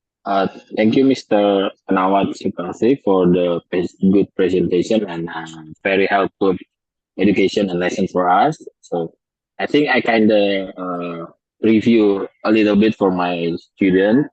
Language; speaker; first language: English; non-native, learner; Indonesian